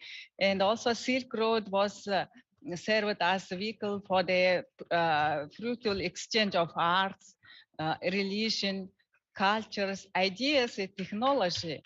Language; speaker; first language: English; non-native, learner; Mongolian